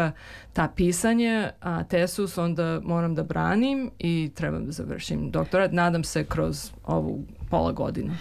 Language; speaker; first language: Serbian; early bilingual, heritage; Serbian